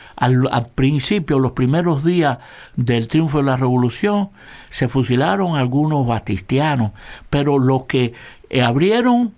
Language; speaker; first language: Spanish; native; Spanish